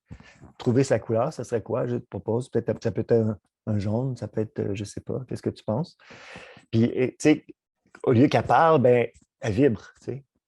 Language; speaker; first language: French; native; French